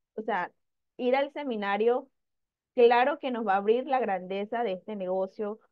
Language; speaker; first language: Spanish; native; Spanish